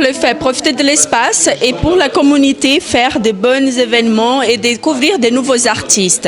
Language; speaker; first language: French; non-native, fluent; Portuguese